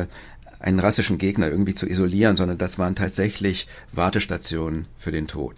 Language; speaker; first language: German; native; German